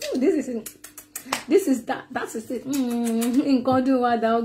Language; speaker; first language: English; non-native, local second language; Yoruba